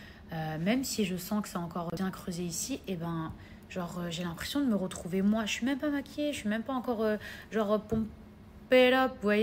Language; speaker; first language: French; native; French